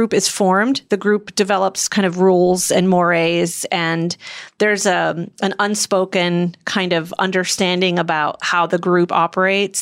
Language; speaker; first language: English; native; English